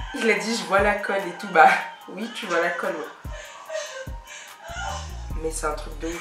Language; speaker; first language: French; native; French